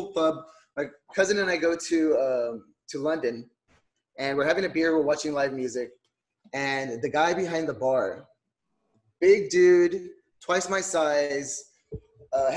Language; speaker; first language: English; native; English